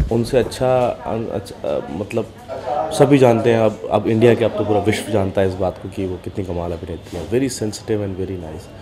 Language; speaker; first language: Hindi; native; Hindi